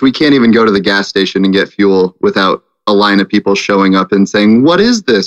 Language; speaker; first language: English; native; English